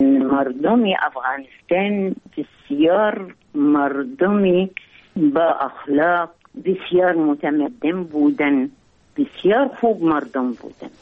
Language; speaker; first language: Persian; non-native, learner; Arabic